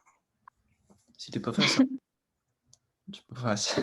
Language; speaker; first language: French; non-native, learner; English